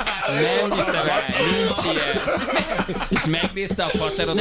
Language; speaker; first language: Hungarian; native; Hungarian